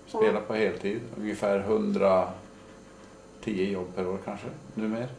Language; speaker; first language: Swedish; native; Swedish